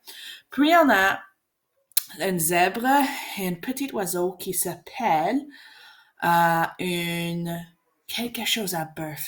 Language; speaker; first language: French; non-native, learner; English